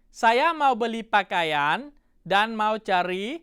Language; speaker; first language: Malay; non-native, fluent; Thai